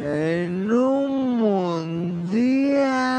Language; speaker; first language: Spanish; native; Spanish